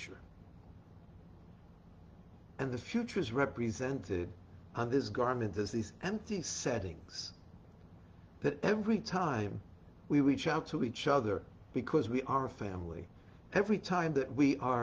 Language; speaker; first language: English; native; English